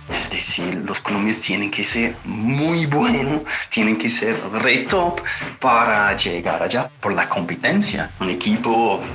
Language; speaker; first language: Spanish; non-native, fluent; English